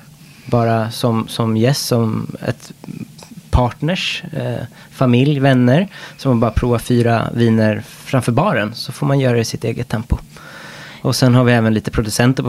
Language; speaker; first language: Swedish; non-native, fluent; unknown